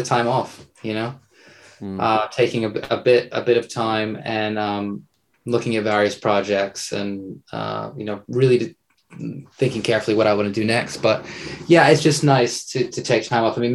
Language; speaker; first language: English; native; English